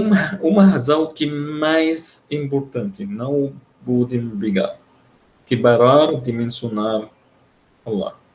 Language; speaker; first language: Portuguese; non-native, learner; Arabic